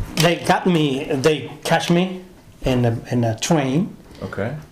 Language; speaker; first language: English; non-native, learner; Spanish